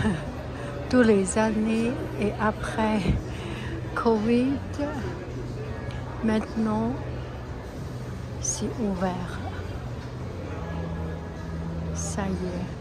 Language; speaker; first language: French; non-native, learner; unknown